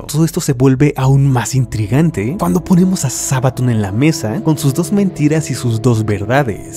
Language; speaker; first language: Spanish; native; Spanish